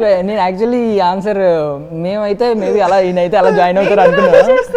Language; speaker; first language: Telugu; native; Telugu